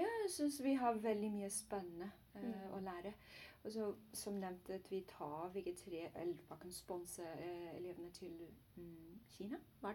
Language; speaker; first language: Norwegian; non-native, learner; Chinese